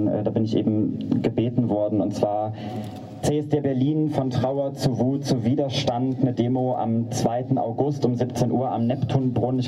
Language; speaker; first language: German; native; German